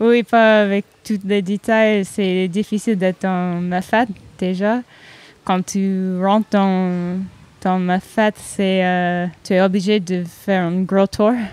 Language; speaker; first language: French; non-native, fluent; English